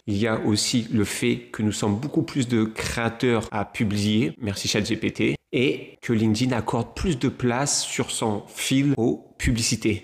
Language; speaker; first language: French; native; French